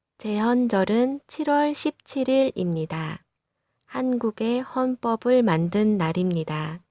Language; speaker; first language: Korean; non-native, fluent; Vietnamese